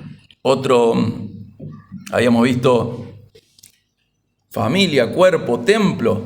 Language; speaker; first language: Spanish; native; Spanish